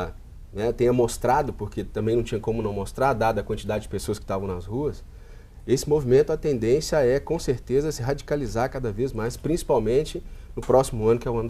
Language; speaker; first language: Portuguese; native; Portuguese